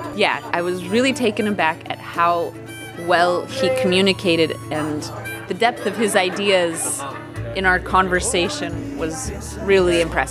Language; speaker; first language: English; native; English